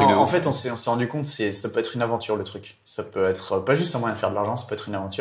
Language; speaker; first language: French; native; French